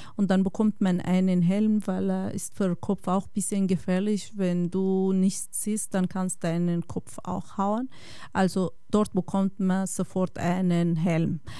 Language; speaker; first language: German; non-native, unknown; Bosnian